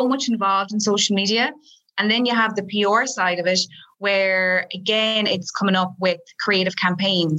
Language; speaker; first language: English; native; English